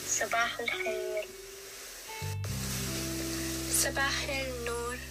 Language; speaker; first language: Arabic; non-native, learner; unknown